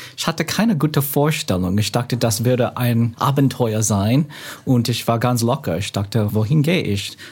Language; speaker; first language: German; non-native, learner; English